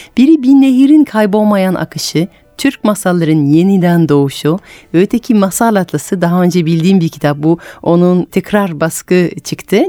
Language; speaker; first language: Turkish; non-native, fluent; French